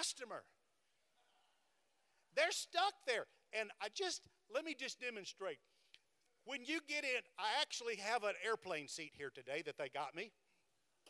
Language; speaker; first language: English; native; English